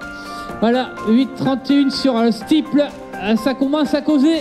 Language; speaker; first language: French; native; French